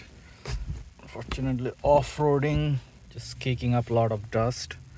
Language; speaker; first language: English; non-native, fluent; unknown